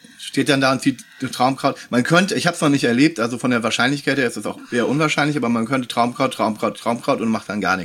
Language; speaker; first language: German; native; German